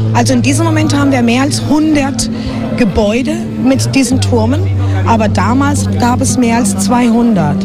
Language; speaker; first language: German; non-native, fluent; Spanish